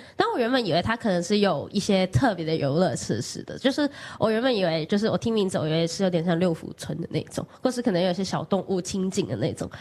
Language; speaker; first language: Chinese; non-native, local second language; Cantonese